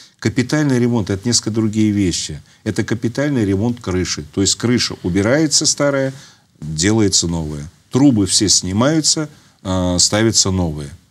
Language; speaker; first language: Russian; native; Russian